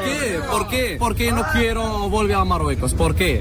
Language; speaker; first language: Spanish; non-native, learner; Arabic